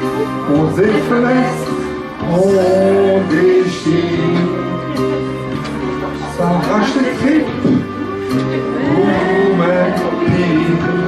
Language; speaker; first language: French; native; French